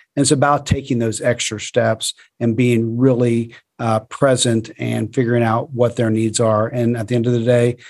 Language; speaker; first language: English; native; English